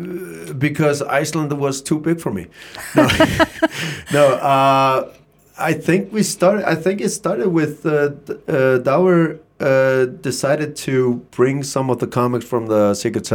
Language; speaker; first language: English; non-native, fluent; Icelandic